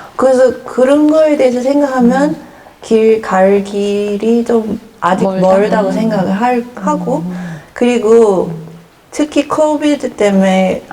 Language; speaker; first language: Korean; early bilingual, other home language; English